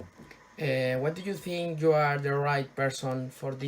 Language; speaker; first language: English; non-native, learner; Spanish